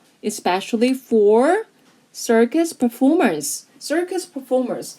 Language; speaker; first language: English; non-native, fluent; Korean